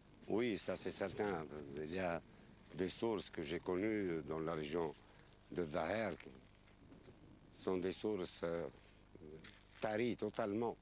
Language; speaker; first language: French; non-native, local second language; Arabic